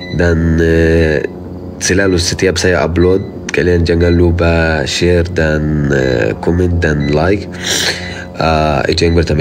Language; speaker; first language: Indonesian; non-native, fluent; Arabic